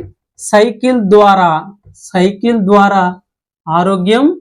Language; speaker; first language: Telugu; native; Telugu